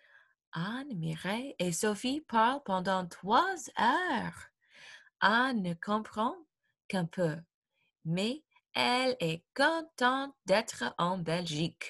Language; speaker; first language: French; non-native, fluent; English